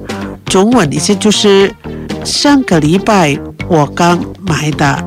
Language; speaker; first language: Chinese; non-native, fluent; Indonesian